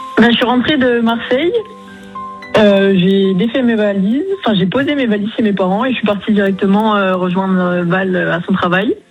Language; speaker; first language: French; native; French